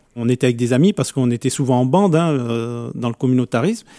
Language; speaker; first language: French; native; French